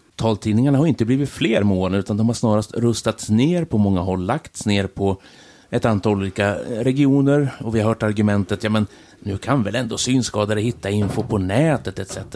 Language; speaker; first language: Swedish; native; Swedish